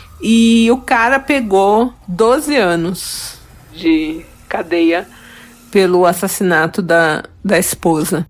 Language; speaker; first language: Portuguese; native; Portuguese